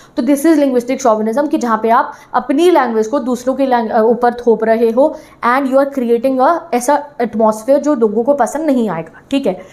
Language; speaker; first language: Hindi; native; Hindi